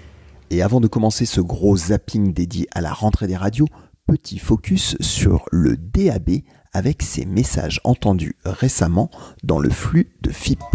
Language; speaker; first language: French; native; French